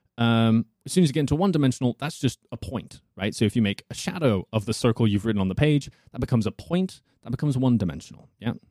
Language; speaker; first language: English; native; English